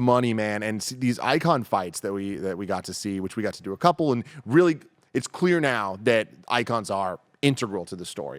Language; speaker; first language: English; native; English